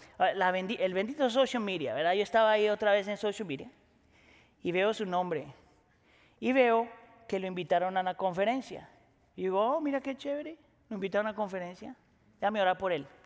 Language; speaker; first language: Spanish; native; Spanish